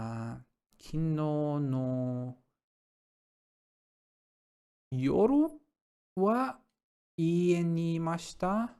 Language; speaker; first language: Japanese; non-native, learner; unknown